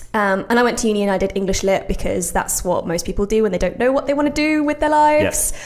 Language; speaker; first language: English; native; English